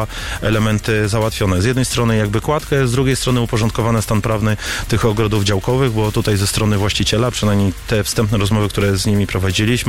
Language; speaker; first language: Polish; native; Polish